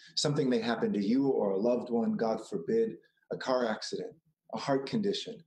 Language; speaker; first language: English; native; English